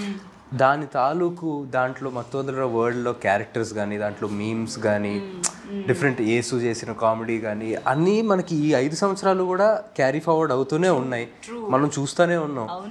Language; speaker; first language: Telugu; native; Telugu